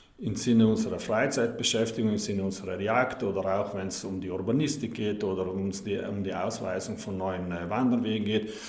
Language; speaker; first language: German; non-native, local second language; Ladin